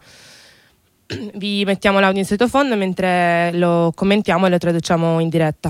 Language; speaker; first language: Italian; non-native, fluent; Spanish